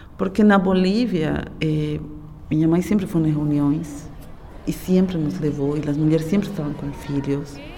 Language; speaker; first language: Portuguese; non-native, fluent; Spanish